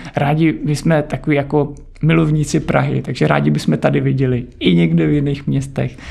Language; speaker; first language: Czech; native; Czech